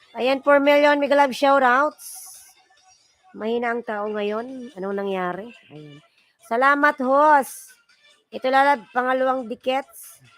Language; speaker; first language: Filipino; non-native, local second language; Bikol